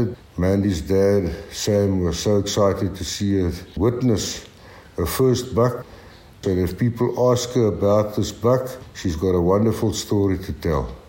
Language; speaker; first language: English; native; English